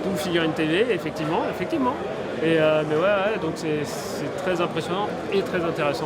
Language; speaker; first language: French; native; French